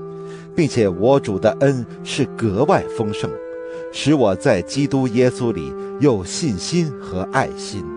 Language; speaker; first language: Chinese; native; Chinese